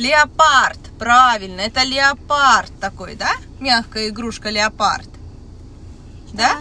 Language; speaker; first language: Russian; native; Russian